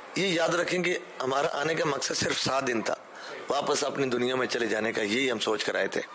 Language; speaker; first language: Urdu; early bilingual, heritage; Urdu